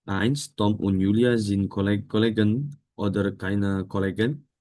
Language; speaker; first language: German; non-native, learner; Indonesian